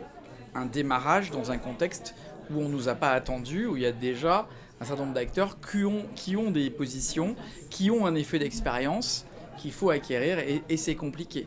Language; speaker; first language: French; native; French